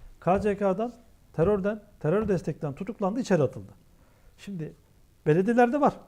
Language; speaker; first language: Turkish; native; Turkish